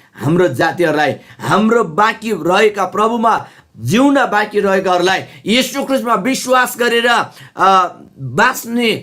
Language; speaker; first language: Nepali; non-native, local second language; Eastern Tamang